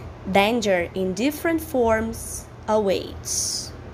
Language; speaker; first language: English; non-native, fluent; Portuguese